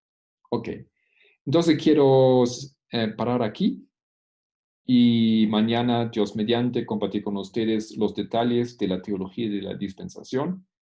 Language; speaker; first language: Spanish; non-native, fluent; Portuguese